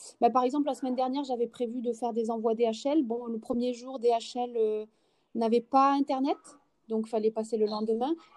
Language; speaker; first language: French; native; French